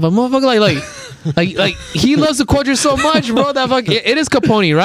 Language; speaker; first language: English; native; English